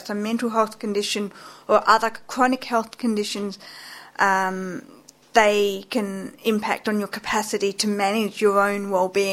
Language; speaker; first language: English; native; English